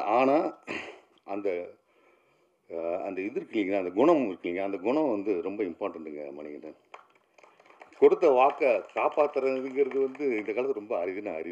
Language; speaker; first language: Tamil; native; Tamil